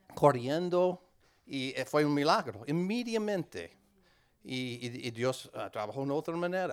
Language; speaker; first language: Spanish; non-native, learner; English